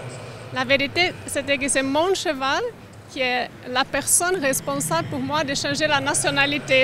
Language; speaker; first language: French; non-native, learner; Portuguese